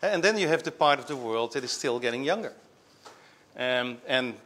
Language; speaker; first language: English; non-native, fluent; Dutch